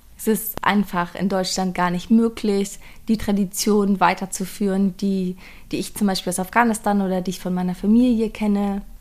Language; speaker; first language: German; early bilingual, other home language; Persian